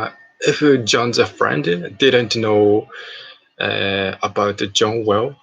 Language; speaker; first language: English; non-native, learner; Japanese